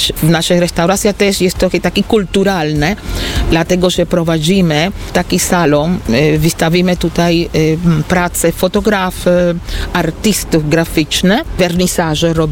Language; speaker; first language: Polish; non-native, fluent; Spanish